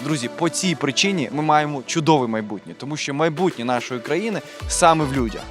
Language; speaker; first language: Ukrainian; native; Ukrainian